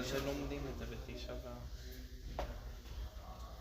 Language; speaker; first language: Hebrew; non-native, fluent; English